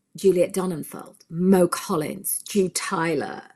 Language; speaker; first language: English; native; English